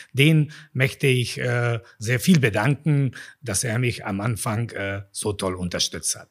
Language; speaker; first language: German; non-native, fluent; Serbian